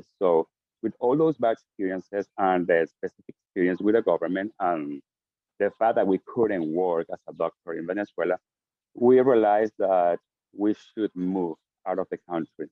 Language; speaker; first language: English; non-native, fluent; Spanish